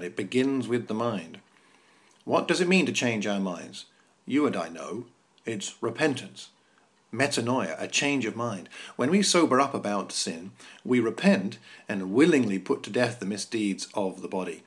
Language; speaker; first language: English; native; English